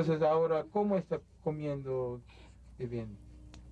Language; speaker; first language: Spanish; non-native, learner; Korean